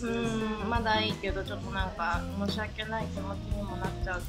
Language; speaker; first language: Japanese; non-native, fluent; Burmese